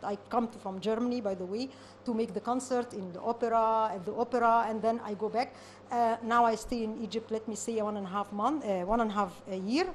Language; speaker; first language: English; non-native, learner; Arabic